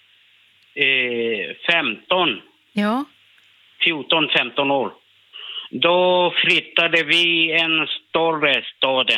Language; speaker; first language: Swedish; non-native, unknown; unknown